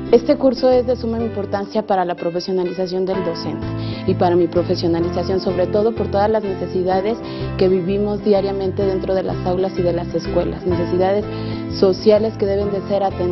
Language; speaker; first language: Spanish; native; Spanish